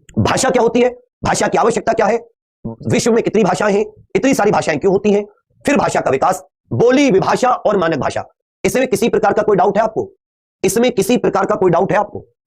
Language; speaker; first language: Hindi; native; Hindi